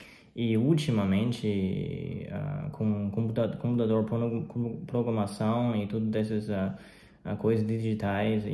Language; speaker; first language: Portuguese; non-native, fluent; Chinese